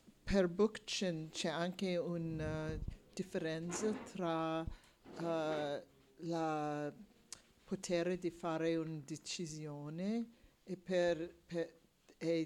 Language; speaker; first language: Italian; non-native, learner; English